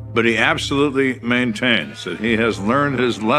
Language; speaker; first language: English; native; English